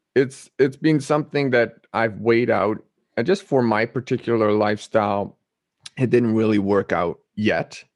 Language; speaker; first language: English; non-native, fluent; Dutch